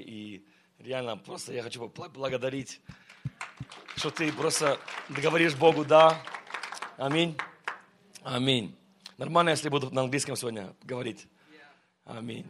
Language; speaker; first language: Russian; early bilingual, heritage; Russian